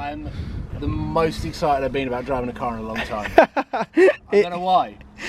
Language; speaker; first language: English; native; English